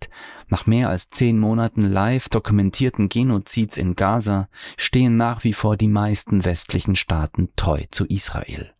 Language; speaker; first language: German; native; German